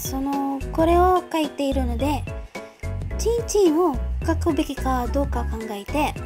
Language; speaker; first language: Japanese; non-native, learner; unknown